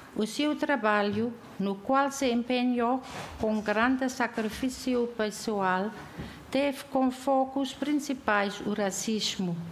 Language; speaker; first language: Portuguese; non-native, fluent; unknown